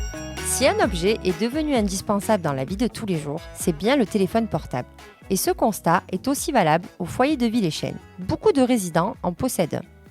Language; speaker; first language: French; native; French